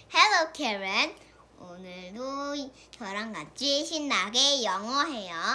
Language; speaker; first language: Korean; native; Korean